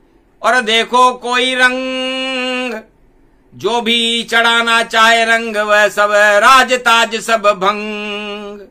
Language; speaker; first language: Hindi; native; Hindi